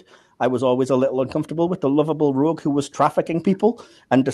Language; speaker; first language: English; native; English